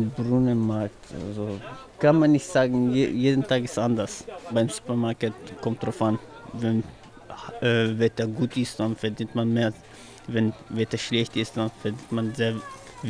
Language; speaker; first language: German; non-native, fluent; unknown